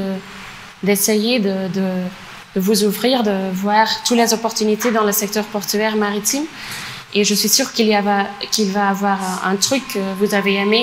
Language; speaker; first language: French; non-native, fluent; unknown